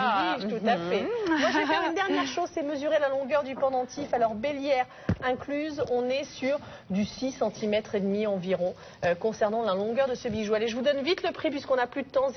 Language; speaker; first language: French; native; French